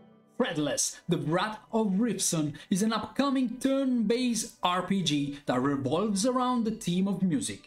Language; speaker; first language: English; non-native, fluent; Italian